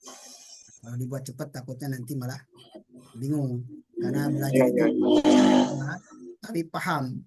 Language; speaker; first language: Indonesian; native; Indonesian